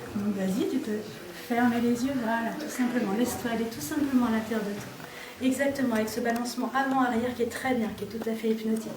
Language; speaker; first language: French; native; French